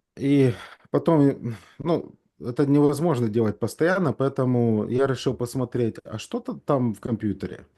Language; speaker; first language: Russian; native; Russian